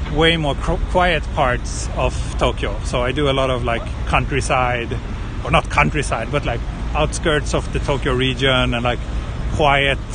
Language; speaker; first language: English; non-native, fluent; Swedish